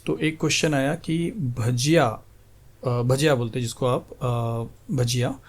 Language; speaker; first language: Hindi; non-native, local second language; Marathi